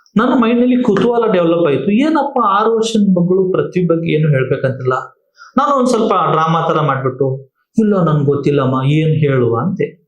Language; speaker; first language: Kannada; non-native, local second language; Marathi